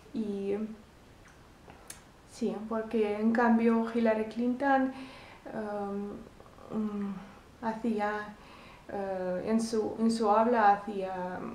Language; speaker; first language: Spanish; non-native, fluent; Russian